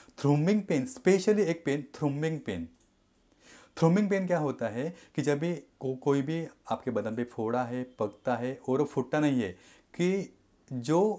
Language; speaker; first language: Hindi; non-native, local second language; Marathi